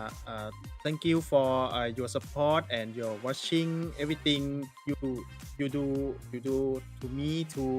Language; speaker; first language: English; non-native, learner; Thai